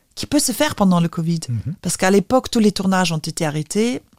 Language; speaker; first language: French; non-native, fluent; Lithuanian